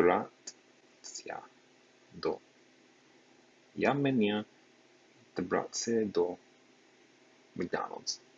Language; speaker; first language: Russian; non-native, learner; English